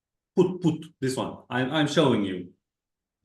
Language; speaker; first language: English; non-native, fluent; Kazakh